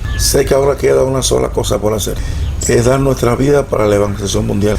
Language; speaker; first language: Spanish; native; Spanish